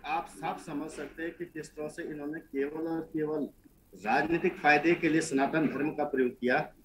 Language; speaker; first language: Hindi; native; Hindi